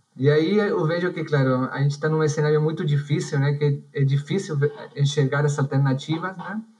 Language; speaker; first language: Portuguese; non-native, fluent; Spanish